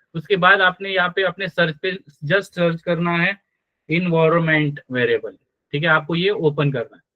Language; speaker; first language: Hindi; non-native, local second language; Marathi